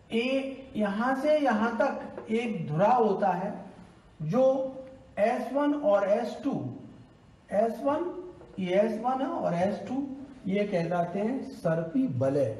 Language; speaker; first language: Hindi; native; Hindi